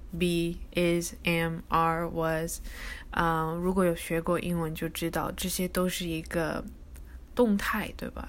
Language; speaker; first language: Chinese; early bilingual, heritage; Chinese